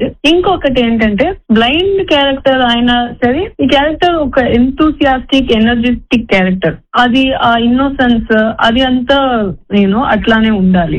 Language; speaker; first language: Telugu; non-native, fluent; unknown